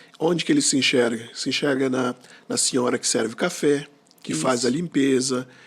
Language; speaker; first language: Portuguese; non-native, local second language; Kabuverdianu